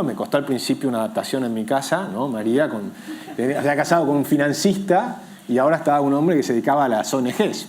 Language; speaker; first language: Spanish; native; Spanish